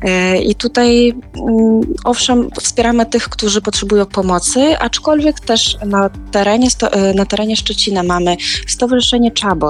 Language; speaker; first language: Polish; non-native, fluent; Ukrainian